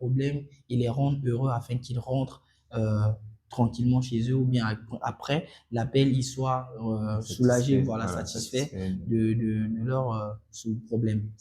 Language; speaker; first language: French; non-native, local second language; Sango